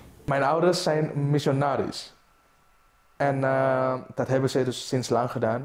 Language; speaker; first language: Dutch; non-native, fluent; Indonesian